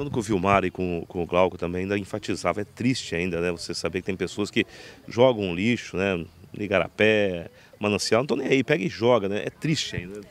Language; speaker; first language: Portuguese; native; Portuguese